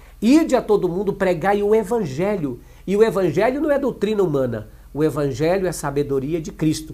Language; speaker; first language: Portuguese; native; Portuguese